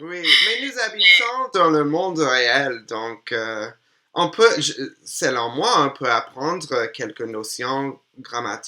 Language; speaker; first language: French; non-native, fluent; English